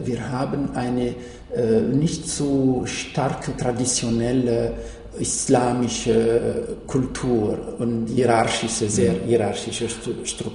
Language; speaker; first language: German; non-native, fluent; Arabic